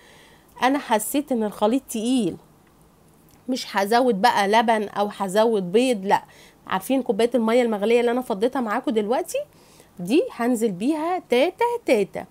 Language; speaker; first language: Arabic; native; Arabic